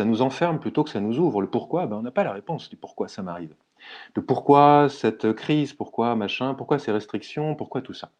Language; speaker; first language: French; native; French